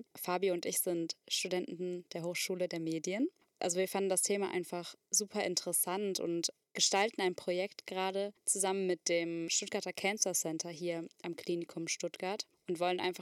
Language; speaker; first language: German; native; German